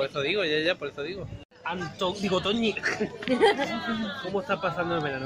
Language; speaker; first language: Spanish; native; Spanish